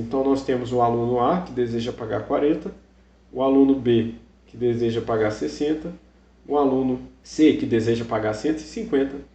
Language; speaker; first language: Portuguese; native; Portuguese